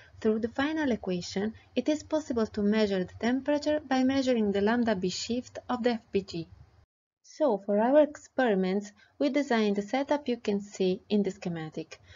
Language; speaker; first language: English; non-native, fluent; Italian